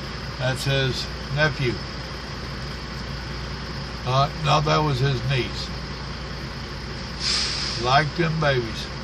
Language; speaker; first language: English; native; English